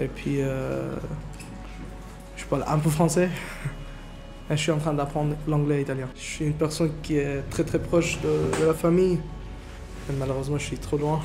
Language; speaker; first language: French; non-native, learner; Persian